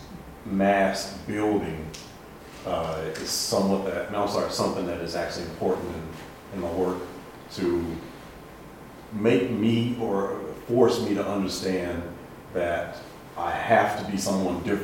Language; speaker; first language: English; native; English